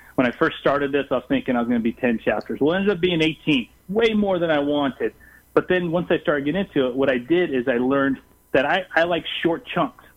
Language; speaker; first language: English; non-native, fluent; Portuguese